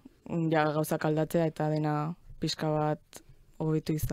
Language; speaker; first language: Basque; non-native, local second language; Spanish